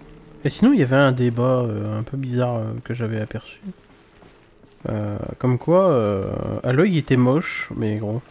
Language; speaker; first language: French; native; French